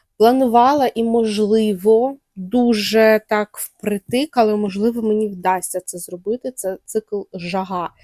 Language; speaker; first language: Ukrainian; non-native, local second language; Russian